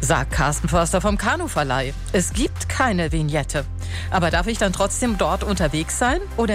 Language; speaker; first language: German; native; German